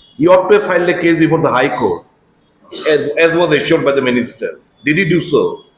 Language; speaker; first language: English; non-native, local second language; Bangla